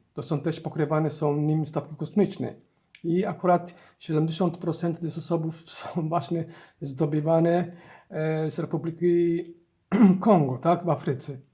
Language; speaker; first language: Polish; non-native, learner; Somali